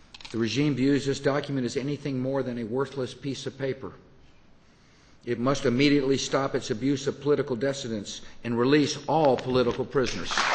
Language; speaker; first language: English; native; English